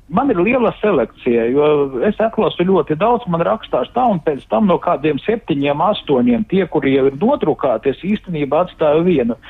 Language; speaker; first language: Latvian; native; Latvian